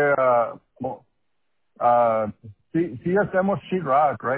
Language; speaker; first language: Spanish; non-native, local second language; English